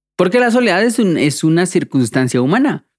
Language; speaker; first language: Spanish; native; Spanish